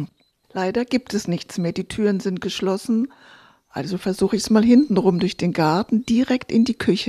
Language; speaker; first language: German; native; German